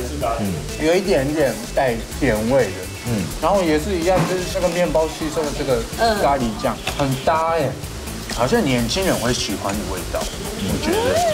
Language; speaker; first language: Chinese; native; Chinese